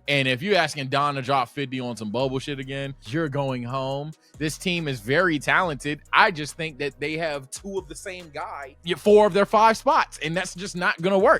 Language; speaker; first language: English; native; English